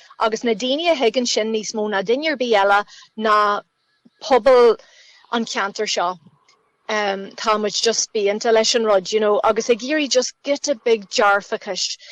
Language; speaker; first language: Irish; native; Irish